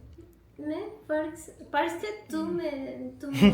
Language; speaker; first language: French; non-native, learner; Spanish